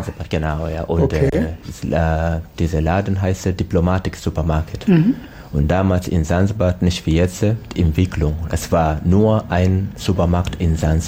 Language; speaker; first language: German; non-native, learner; Swahili